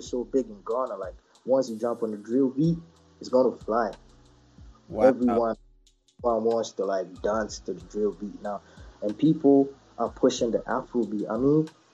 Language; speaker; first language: English; non-native, local second language; Akan